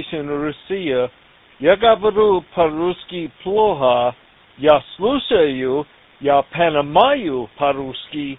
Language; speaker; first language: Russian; non-native, learner; English